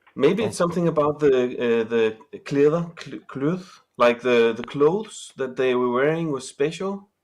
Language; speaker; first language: English; non-native, fluent; Danish